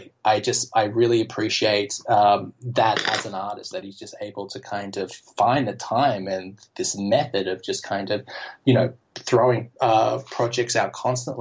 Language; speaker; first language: English; native; English